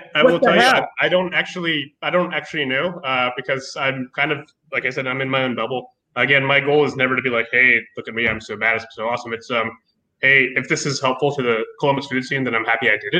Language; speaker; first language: English; native; English